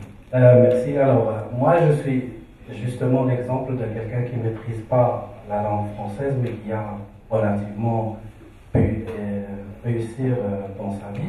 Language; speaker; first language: French; non-native, local second language; Arabic